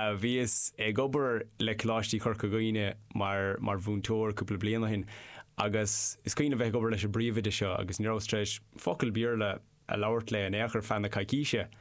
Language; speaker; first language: Irish; non-native, local second language; English